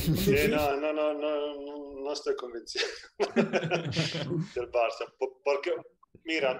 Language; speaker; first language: Spanish; non-native, fluent; Italian